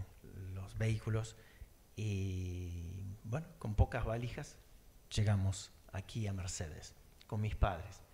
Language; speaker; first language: Spanish; early bilingual, other home language; English